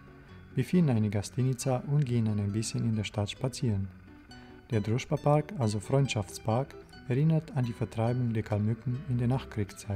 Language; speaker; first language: German; native; German